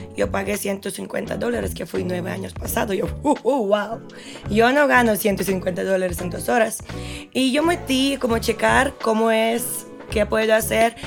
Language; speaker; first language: Spanish; non-native, fluent; Russian